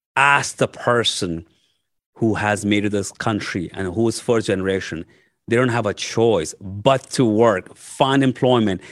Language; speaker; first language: English; non-native, local second language; Hindi